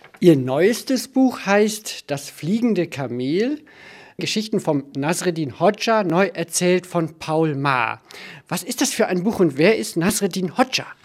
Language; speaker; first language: German; native; German